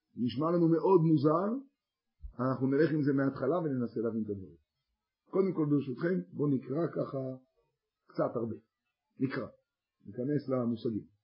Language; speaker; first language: Hebrew; native; Hebrew